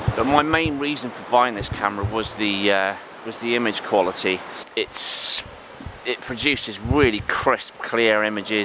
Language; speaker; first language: English; native; English